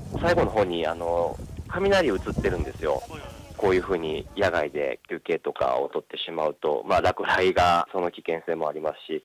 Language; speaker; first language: Japanese; native; Japanese